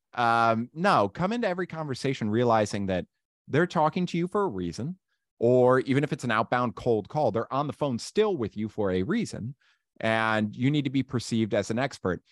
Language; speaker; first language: English; native; English